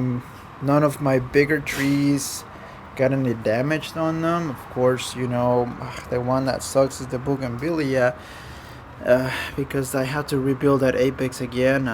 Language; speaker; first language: English; non-native, fluent; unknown